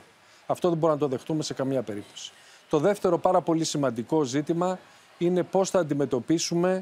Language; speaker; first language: Greek; native; Greek